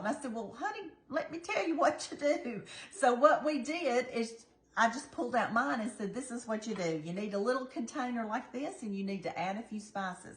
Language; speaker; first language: English; native; English